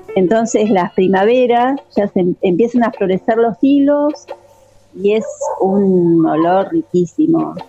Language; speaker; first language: Spanish; native; Spanish